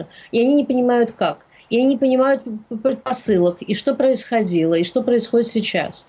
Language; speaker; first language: Russian; native; Russian